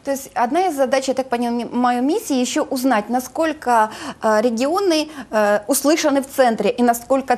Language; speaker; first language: Russian; native; Russian